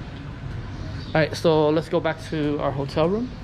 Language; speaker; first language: English; early bilingual, other home language; Vietnamese